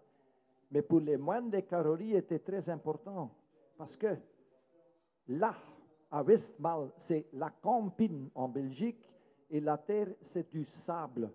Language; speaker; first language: French; non-native, local second language; Dutch